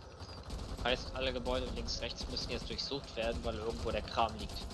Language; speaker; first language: German; native; German